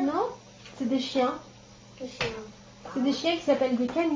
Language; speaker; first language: French; native; French